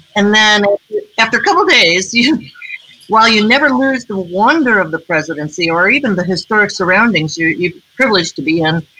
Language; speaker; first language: English; native; English